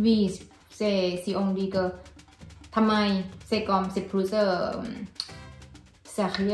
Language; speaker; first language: French; non-native, learner; Thai